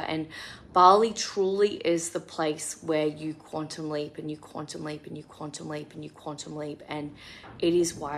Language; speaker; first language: English; native; English